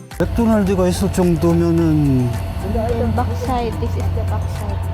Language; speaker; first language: English; non-native, learner; Korean